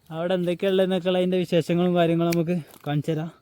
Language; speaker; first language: Malayalam; native; Malayalam